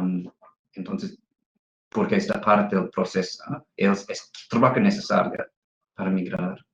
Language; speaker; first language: Spanish; non-native, fluent; English